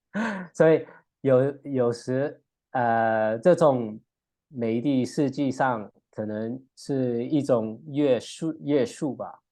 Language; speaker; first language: Chinese; early bilingual, heritage; English